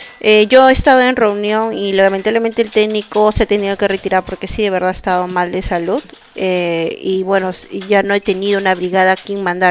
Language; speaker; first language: Spanish; native; Spanish